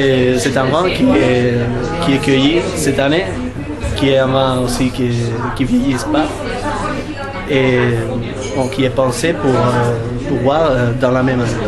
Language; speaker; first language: French; non-native, learner; Spanish